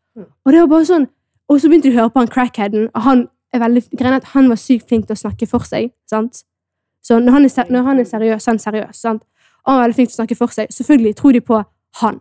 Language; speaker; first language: Norwegian; early bilingual, other home language; Amharic